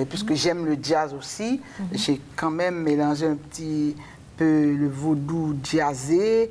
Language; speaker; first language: French; native; French